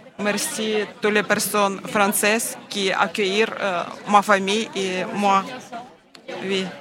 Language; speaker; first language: French; non-native, learner; Ukrainian